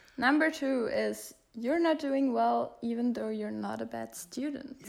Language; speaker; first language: English; non-native, fluent; German